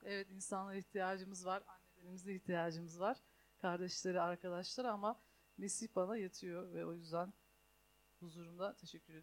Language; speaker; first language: Turkish; native; Turkish